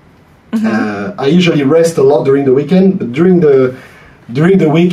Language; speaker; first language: English; non-native, fluent; French